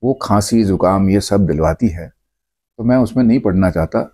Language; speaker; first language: Hindi; non-native, local second language; Marathi